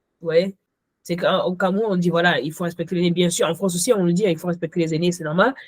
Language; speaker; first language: French; early bilingual, other home language; Ghomala